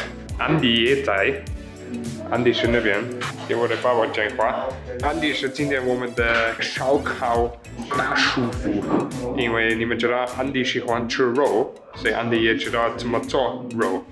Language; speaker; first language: Chinese; non-native, fluent; German